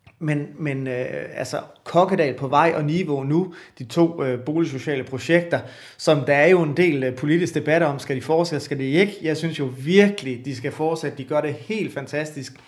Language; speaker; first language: Danish; native; Danish